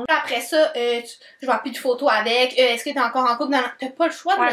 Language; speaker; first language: French; native; French